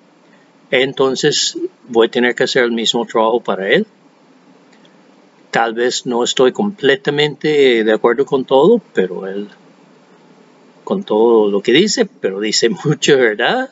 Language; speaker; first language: Spanish; non-native, fluent; English